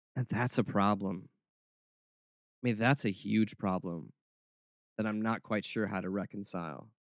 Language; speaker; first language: English; native; English